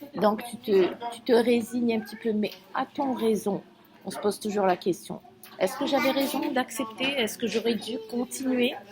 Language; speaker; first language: French; non-native, local second language; Kabyle